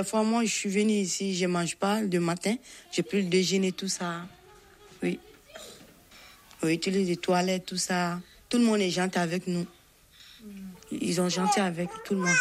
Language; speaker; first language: French; non-native, learner; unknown